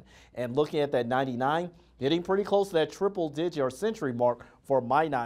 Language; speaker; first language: English; native; English